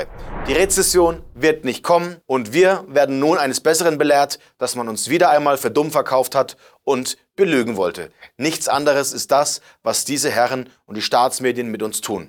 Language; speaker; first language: German; native; German